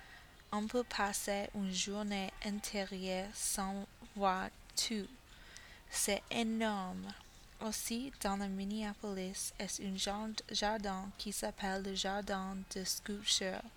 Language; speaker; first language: French; non-native, learner; English